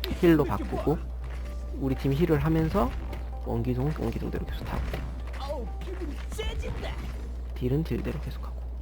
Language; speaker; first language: Korean; native; Korean